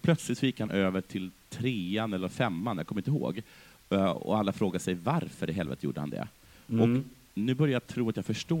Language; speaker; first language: Swedish; native; Swedish